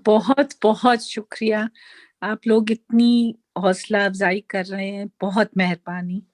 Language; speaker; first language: Urdu; native; Urdu